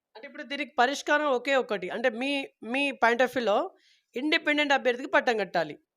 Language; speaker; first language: Telugu; native; Telugu